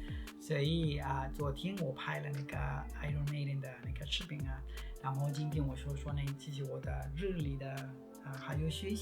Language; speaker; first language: Chinese; non-native, fluent; Spanish